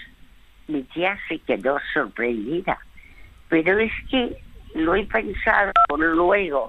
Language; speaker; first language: Spanish; early bilingual, other home language; French